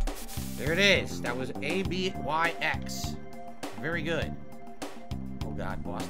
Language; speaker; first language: English; native; English